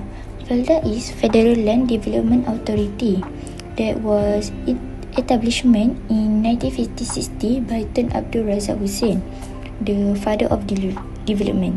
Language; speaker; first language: English; non-native, local second language; Malay